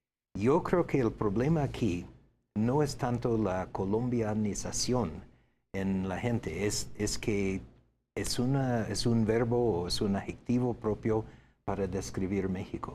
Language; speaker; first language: Spanish; non-native, fluent; English